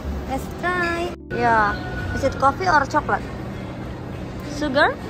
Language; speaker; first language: English; non-native, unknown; Indonesian